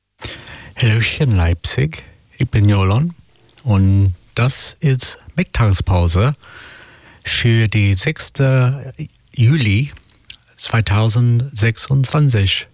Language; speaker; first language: German; non-native, learner; English